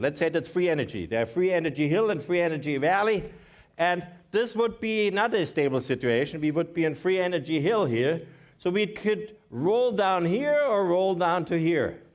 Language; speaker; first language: English; non-native, fluent; German